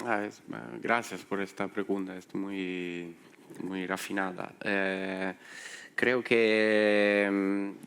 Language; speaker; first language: Spanish; non-native, fluent; Italian